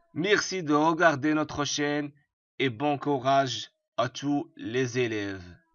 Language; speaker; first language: French; non-native, local second language; Arabic